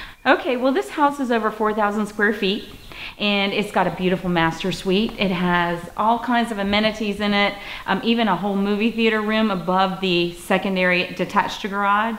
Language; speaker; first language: English; native; English